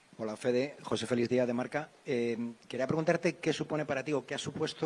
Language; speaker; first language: Spanish; native; Spanish